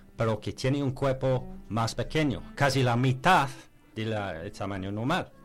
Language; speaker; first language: Spanish; non-native, learner; English